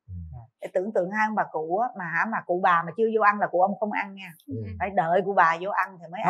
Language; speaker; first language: Vietnamese; native; Vietnamese